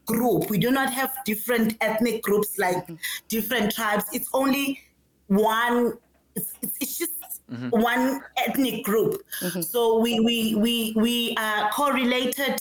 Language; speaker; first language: English; non-native, local second language; Swati